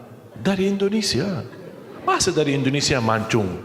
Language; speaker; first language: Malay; non-native, fluent; Arabic